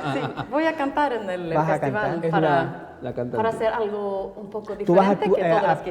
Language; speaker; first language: Spanish; non-native, learner; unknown